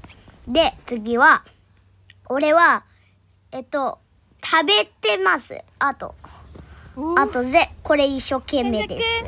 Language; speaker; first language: Japanese; non-native, learner; Indonesian